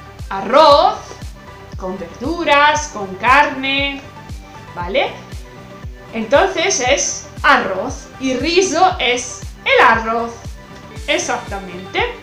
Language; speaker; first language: Spanish; non-native, fluent; Italian